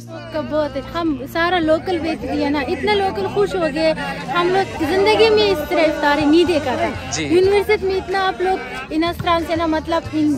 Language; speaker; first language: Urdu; non-native, learner; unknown